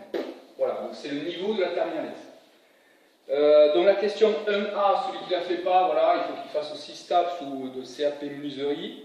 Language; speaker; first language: French; native; French